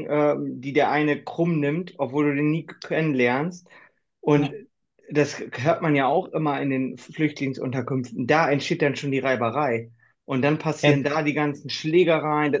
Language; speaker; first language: German; native; German